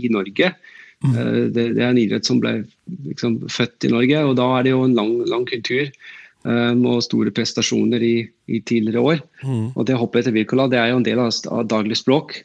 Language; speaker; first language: Norwegian; non-native, fluent; German